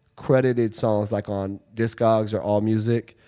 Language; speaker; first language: English; native; English